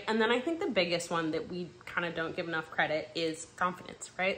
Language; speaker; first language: English; native; English